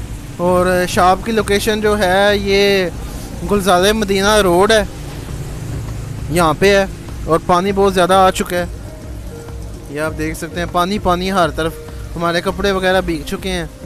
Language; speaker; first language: Hindi; non-native, local second language; Punjabi